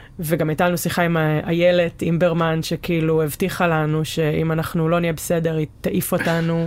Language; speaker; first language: Hebrew; native; Hebrew